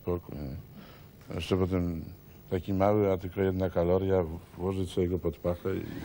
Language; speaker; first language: Polish; native; Polish